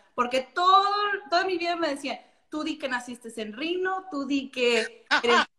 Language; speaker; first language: Spanish; early bilingual, heritage; Spanish